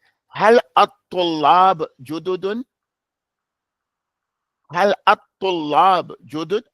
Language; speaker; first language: Arabic; non-native, fluent; English